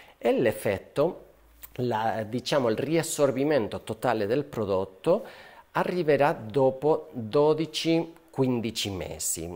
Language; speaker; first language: Italian; non-native, fluent; Spanish